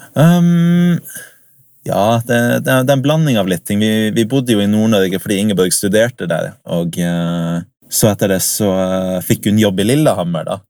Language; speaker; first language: Norwegian; early bilingual, other home language; English